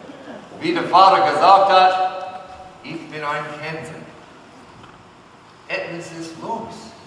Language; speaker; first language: German; early bilingual, heritage; English